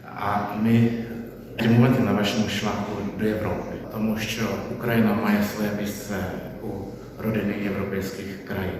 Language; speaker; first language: Ukrainian; non-native, fluent; Czech